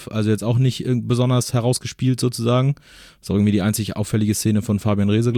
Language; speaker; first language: German; native; German